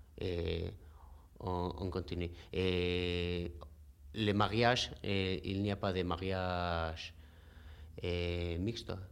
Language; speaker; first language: French; non-native, fluent; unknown